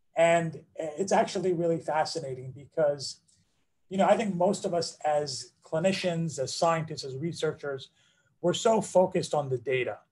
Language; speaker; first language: English; native; English